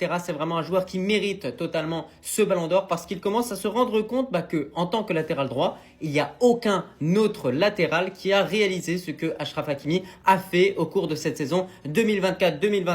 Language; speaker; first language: French; native; French